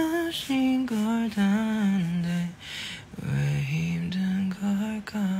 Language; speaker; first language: Korean; non-native, fluent; Chinese